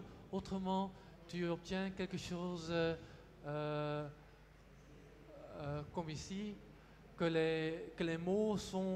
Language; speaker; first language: French; non-native, local second language; Dutch